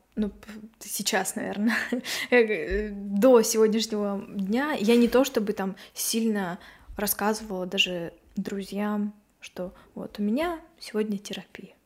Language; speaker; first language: Russian; native; Russian